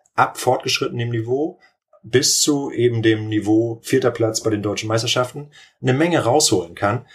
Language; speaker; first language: German; native; German